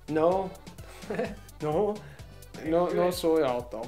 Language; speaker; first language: Spanish; non-native, learner; English